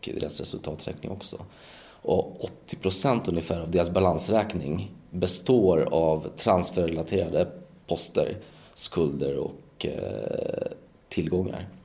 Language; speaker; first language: Swedish; early bilingual, other home language; Polish